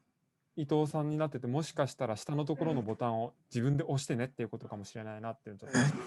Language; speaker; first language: Japanese; native; Japanese